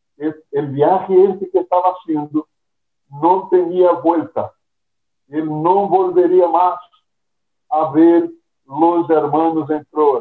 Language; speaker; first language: Spanish; non-native, fluent; Portuguese